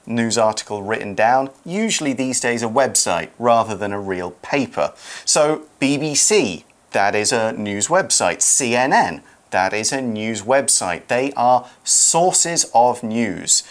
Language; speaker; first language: English; native; English